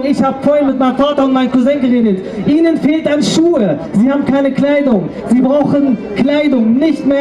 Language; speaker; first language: German; early bilingual, other home language; Kurdish